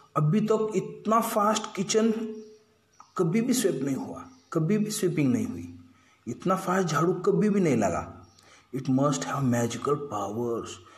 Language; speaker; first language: Hindi; non-native, local second language; Marathi